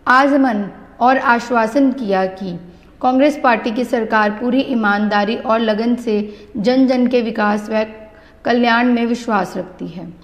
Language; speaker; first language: Hindi; native; Hindi